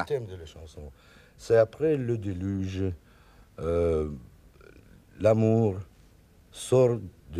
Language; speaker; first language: French; non-native, learner; Russian